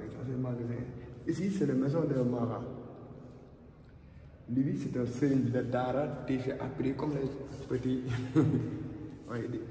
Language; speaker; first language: French; non-native, local second language; Wolof